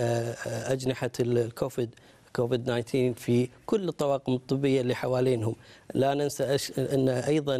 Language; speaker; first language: Arabic; native; Arabic